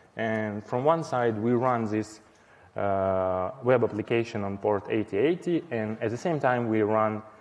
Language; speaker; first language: English; non-native, fluent; Ukrainian